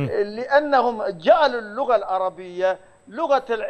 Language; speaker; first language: Arabic; non-native, fluent; Turkish